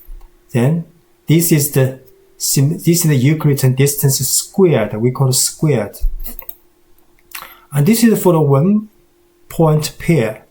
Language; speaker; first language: English; non-native, fluent; Chinese